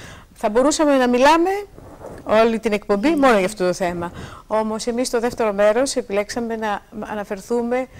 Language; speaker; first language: Greek; native; Greek